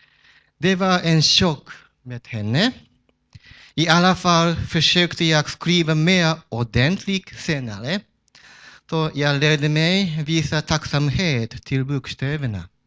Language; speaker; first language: Swedish; non-native, fluent; Japanese